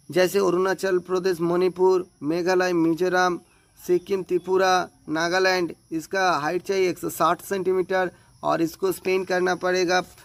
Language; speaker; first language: Hindi; non-native, local second language; Bangla